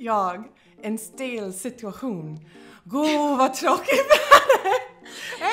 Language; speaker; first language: Swedish; non-native, learner; English